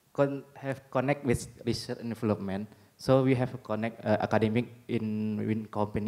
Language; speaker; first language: English; non-native, learner; Indonesian